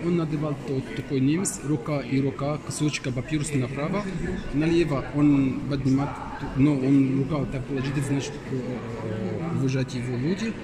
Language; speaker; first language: Russian; non-native, learner; Arabic